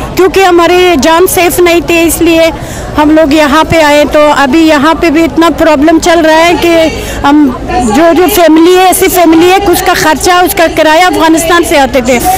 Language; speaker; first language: Hindi; non-native, fluent; Persian